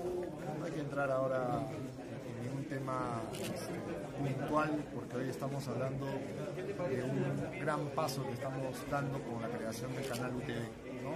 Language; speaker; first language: Spanish; native; Spanish